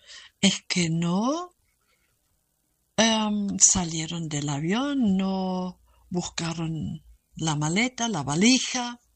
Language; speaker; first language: Spanish; non-native, fluent; German